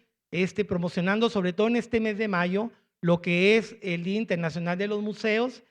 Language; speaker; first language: Spanish; native; Spanish